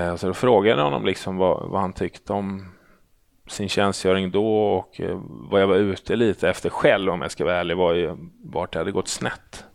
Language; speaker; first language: Swedish; native; Swedish